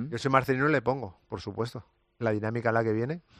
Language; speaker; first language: Spanish; native; Spanish